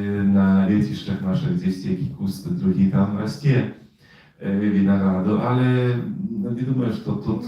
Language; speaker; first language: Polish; non-native, learner; Russian